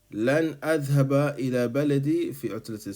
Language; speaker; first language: Arabic; non-native, fluent; English